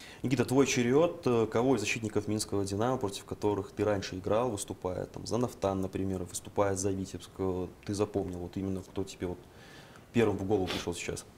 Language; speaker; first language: Russian; native; Russian